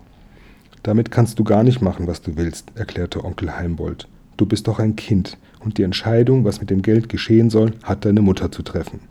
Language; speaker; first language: German; native; German